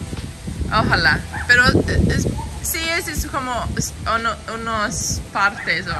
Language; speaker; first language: Spanish; non-native, learner; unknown